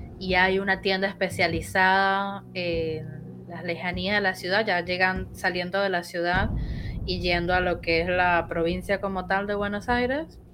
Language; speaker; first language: Spanish; native; Spanish